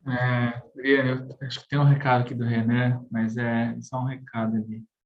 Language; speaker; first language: Portuguese; native; Portuguese